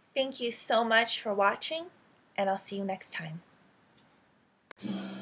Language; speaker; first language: English; early bilingual, other home language; Filipino